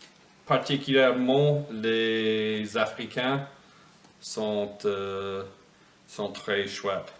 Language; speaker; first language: French; non-native, fluent; English